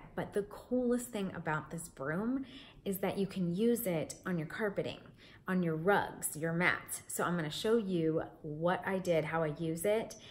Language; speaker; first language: English; native; English